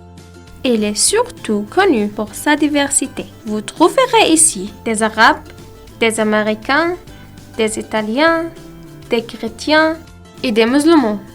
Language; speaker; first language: French; non-native, learner; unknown